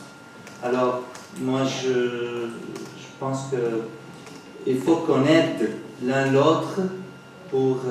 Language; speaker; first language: French; non-native, fluent; Arabic